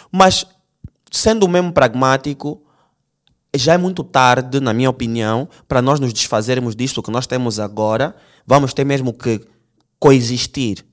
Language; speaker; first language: Portuguese; native; Portuguese